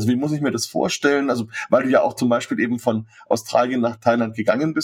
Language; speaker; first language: German; native; German